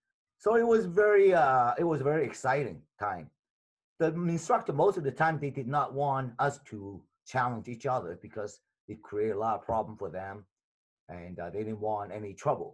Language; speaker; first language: English; non-native, local second language; Cantonese